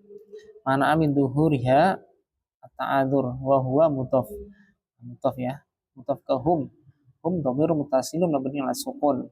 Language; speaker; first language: Arabic; non-native, fluent; Indonesian